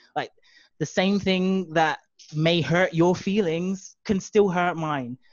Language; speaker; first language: English; native; English